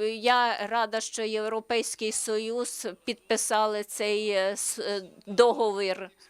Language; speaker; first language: Ukrainian; non-native, learner; Slovenian